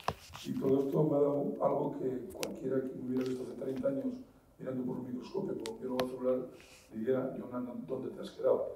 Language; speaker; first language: Spanish; native; Spanish